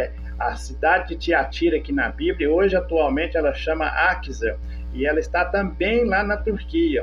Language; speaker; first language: Portuguese; native; Portuguese